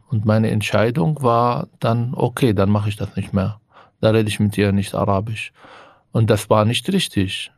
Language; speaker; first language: German; non-native, fluent; Arabic